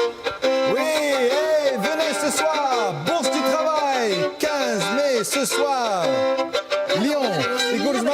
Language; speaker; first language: French; non-native, fluent; English